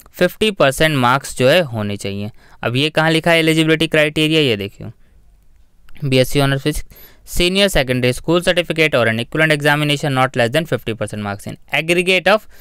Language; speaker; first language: Hindi; native; Hindi